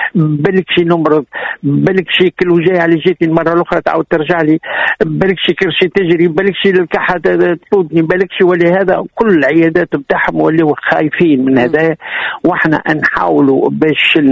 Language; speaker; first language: Arabic; native; Arabic